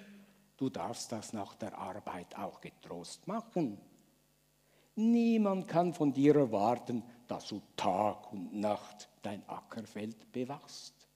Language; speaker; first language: German; native; German